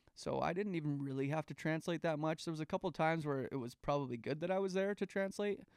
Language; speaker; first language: English; native; English